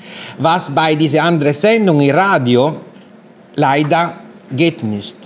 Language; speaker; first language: German; non-native, fluent; Italian